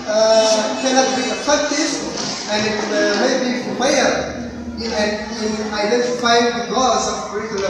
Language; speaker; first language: English; non-native, learner; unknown